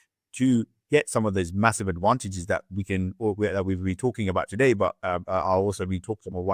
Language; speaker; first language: English; native; English